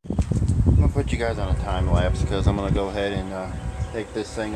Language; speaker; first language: English; native; English